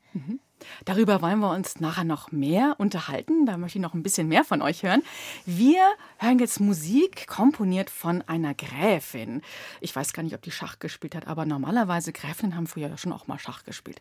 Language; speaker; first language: German; native; German